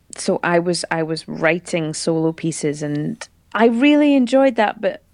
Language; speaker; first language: English; native; English